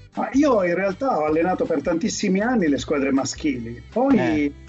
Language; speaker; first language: Italian; native; Italian